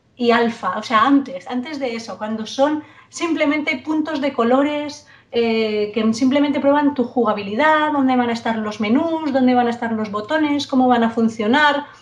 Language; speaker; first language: Spanish; native; Spanish